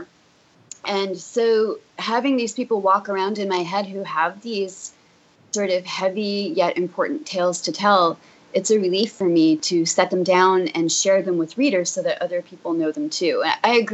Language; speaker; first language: English; native; English